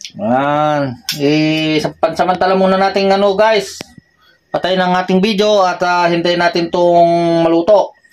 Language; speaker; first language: Filipino; non-native, local second language; Iloko